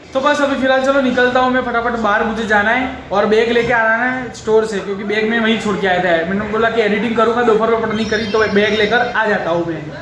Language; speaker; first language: Hindi; non-native, local second language; Marathi